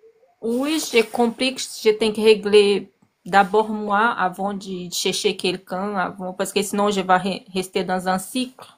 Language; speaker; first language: French; non-native, learner; Portuguese